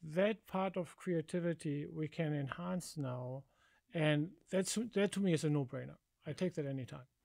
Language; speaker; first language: English; non-native, fluent; German